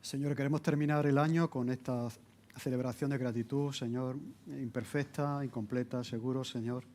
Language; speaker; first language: Spanish; native; Spanish